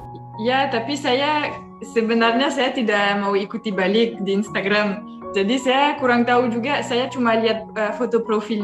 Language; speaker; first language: Indonesian; non-native, fluent; French